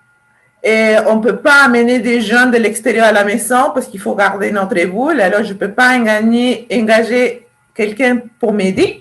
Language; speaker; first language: French; non-native, fluent; Spanish